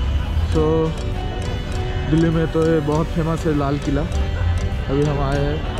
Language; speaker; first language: Hindi; non-native, local second language; Bangla